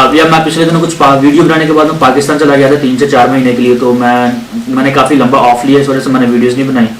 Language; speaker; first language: Urdu; non-native, local second language; Punjabi